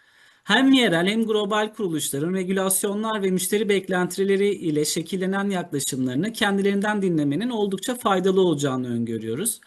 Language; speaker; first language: Turkish; native; Turkish